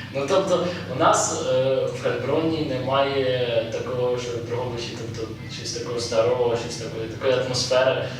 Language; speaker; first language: Ukrainian; native; Ukrainian